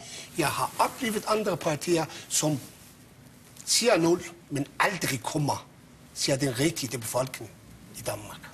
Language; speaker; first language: Danish; non-native, local second language; Persian